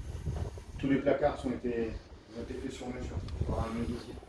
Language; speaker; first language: French; native; French